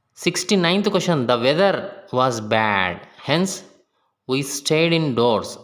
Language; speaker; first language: English; non-native, local second language; Telugu